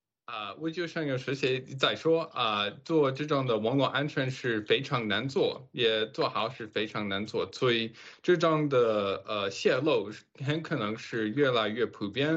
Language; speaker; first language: Chinese; non-native, fluent; English